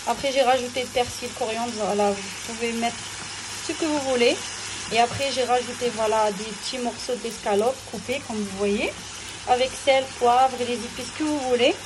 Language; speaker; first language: French; non-native, local second language; Arabic